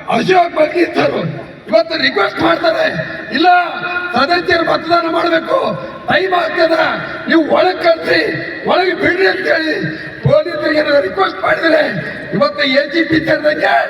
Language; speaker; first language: Kannada; native; Kannada